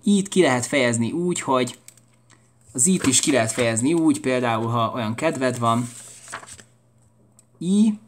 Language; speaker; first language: Hungarian; native; Hungarian